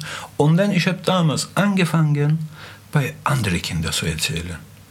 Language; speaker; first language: German; non-native, fluent; Azerbaijani